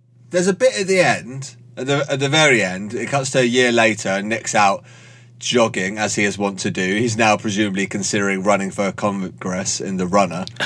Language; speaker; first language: English; native; English